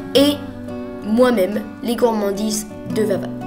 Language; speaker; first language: French; native; French